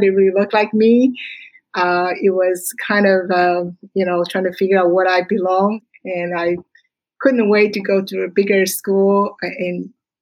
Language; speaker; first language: English; non-native, fluent; Chinese